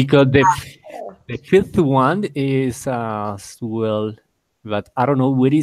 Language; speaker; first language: English; non-native, learner; Spanish